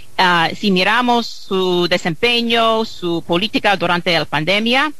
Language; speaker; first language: Spanish; non-native, fluent; English